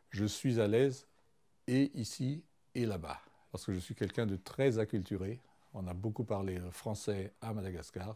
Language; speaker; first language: French; non-native, local second language; Malagasy